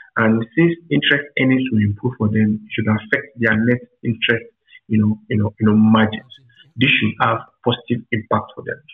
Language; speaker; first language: English; non-native, local second language; Yoruba